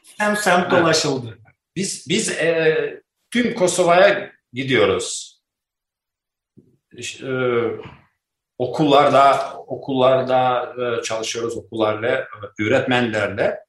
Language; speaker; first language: Turkish; non-native, learner; Albanian